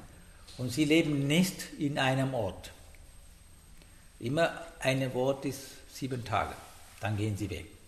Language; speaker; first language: German; non-native, learner; Sinhala